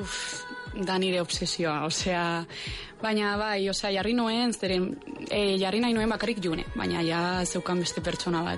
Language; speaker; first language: Basque; non-native, local second language; Spanish